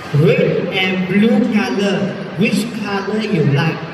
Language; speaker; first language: English; non-native, local second language; Chinese